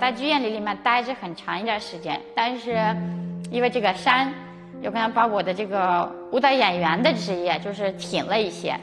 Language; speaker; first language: Chinese; non-native, fluent; Ukrainian